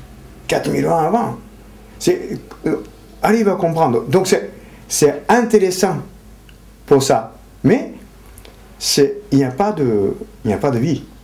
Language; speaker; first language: French; non-native, fluent; Japanese